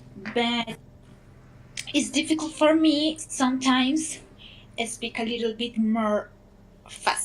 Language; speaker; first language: English; non-native, learner; Spanish